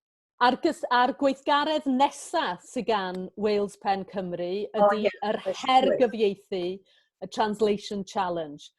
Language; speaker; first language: Welsh; native; Welsh